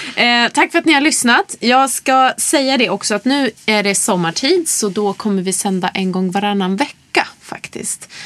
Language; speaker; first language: Swedish; native; Swedish